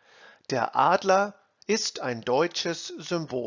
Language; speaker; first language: German; non-native, fluent; English